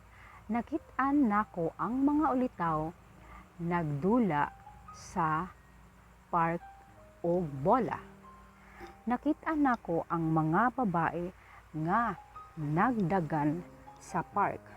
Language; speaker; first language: Cebuano; non-native, learner; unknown